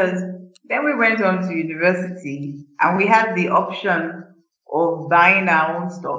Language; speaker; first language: English; non-native, local second language; Yoruba